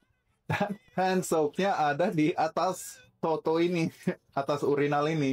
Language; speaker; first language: Indonesian; non-native, fluent; Swedish